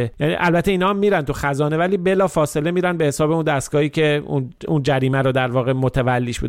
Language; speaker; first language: Persian; native; Persian